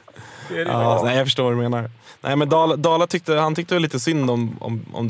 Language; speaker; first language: Swedish; native; Swedish